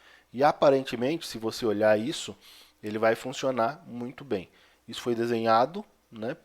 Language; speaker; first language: Portuguese; native; Portuguese